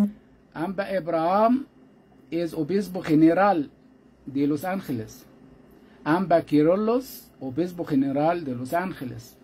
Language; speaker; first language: Spanish; non-native, fluent; Arabic